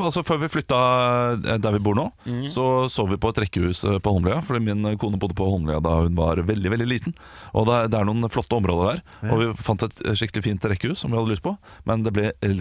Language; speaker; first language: Norwegian; native; Norwegian